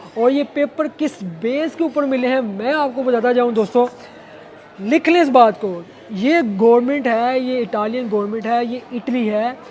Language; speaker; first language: Urdu; non-native, local second language; Punjabi